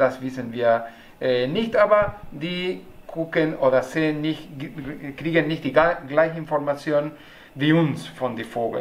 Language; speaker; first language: German; non-native, learner; Spanish